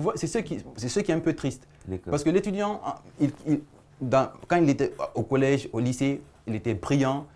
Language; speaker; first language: French; non-native, local second language; Fula